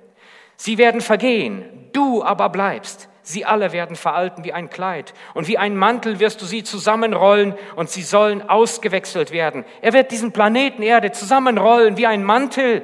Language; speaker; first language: German; native; German